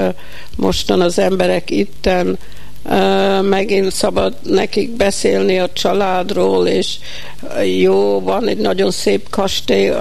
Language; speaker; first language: Hungarian; early bilingual, heritage; Hungarian